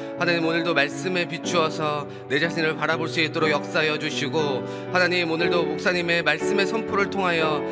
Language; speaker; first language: Korean; native; Korean